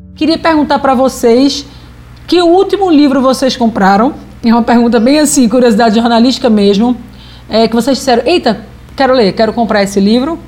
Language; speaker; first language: Portuguese; native; Portuguese